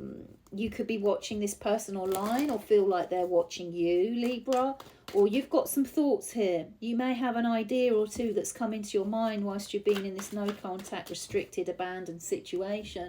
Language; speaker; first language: English; native; English